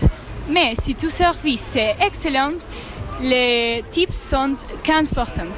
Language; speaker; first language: French; non-native, learner; Spanish